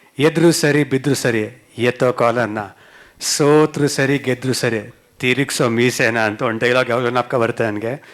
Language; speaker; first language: Kannada; native; Kannada